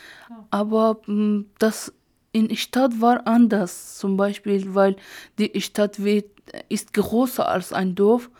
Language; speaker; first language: German; non-native, learner; Persian